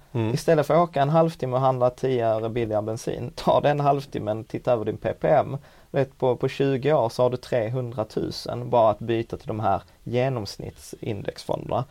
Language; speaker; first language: Swedish; early bilingual, other home language; Czech